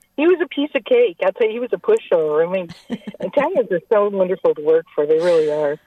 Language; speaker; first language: English; native; English